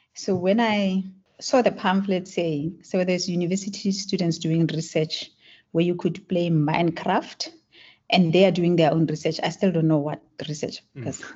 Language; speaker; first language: English; non-native, local second language; Tswana